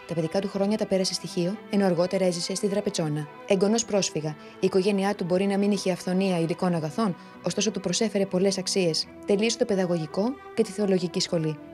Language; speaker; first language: Greek; native; Greek